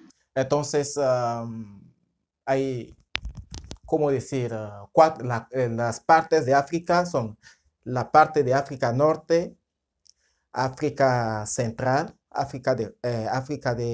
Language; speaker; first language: Spanish; non-native, fluent; French